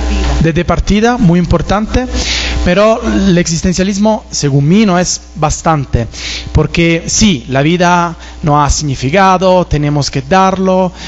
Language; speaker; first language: Spanish; non-native, fluent; Italian